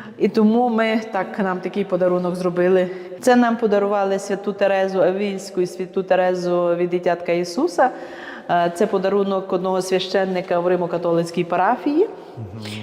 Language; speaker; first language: Ukrainian; native; Ukrainian